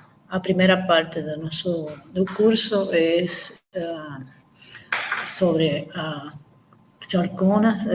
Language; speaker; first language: Portuguese; non-native, fluent; Spanish